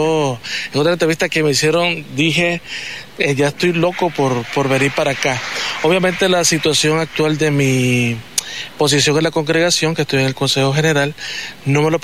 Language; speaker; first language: Spanish; native; Spanish